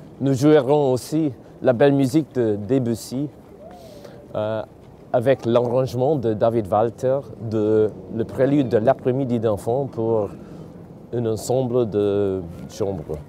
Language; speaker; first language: French; non-native, fluent; English